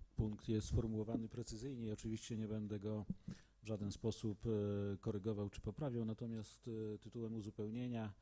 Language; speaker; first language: Polish; native; Polish